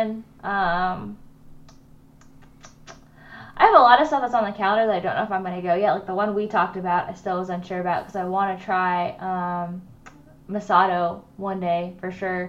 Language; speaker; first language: English; native; English